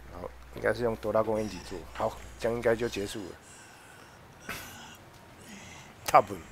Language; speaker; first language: Chinese; native; Chinese